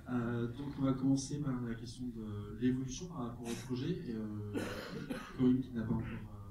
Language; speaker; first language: French; native; French